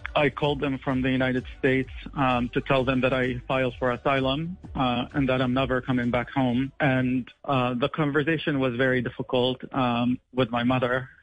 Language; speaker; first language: English; non-native, fluent; Arabic